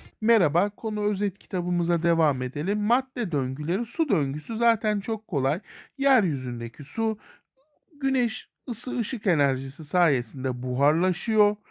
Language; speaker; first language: Turkish; native; Turkish